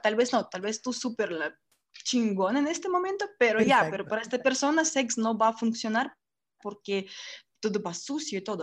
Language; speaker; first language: Spanish; non-native, learner; Russian